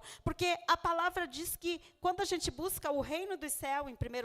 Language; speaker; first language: Portuguese; native; Portuguese